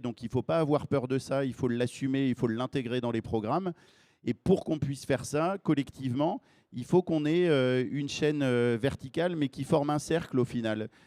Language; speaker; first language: French; native; French